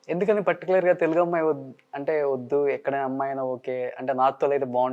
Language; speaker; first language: Telugu; native; Telugu